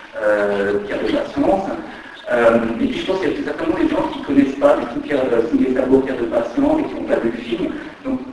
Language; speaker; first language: French; native; French